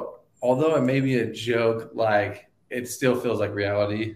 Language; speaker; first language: English; native; English